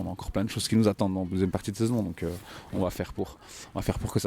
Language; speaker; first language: French; native; French